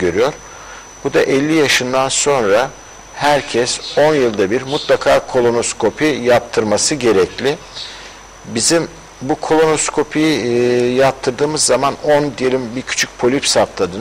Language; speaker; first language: Turkish; native; Turkish